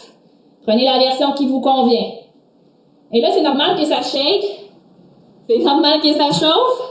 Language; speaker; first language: French; native; French